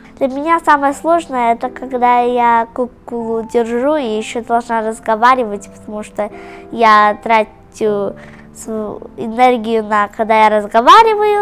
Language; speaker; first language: Russian; early bilingual, heritage; Russian